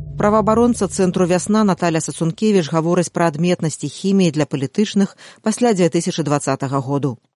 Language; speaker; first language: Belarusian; native; Belarusian